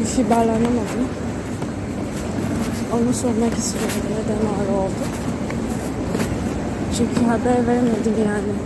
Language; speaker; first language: Turkish; non-native, learner; Kinyarwanda